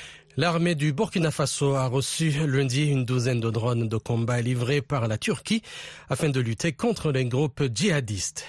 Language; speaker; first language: French; non-native, local second language; Rundi